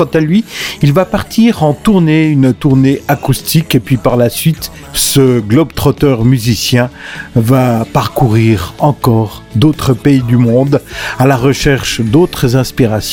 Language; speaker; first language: French; native; French